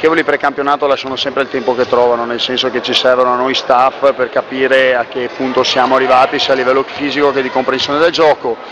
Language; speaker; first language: Italian; native; Italian